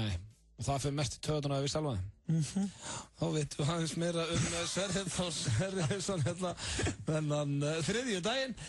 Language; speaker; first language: Icelandic; native; Icelandic